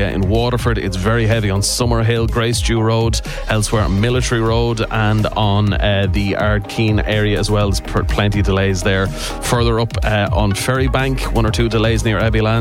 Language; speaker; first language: English; native; English